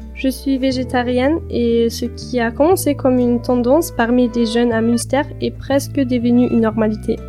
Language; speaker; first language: French; non-native, fluent; German